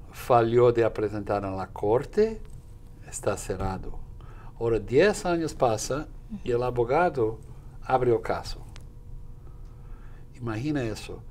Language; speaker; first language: Spanish; non-native, fluent; Portuguese